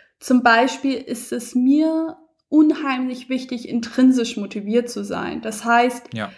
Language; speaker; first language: German; early bilingual, other home language; Persian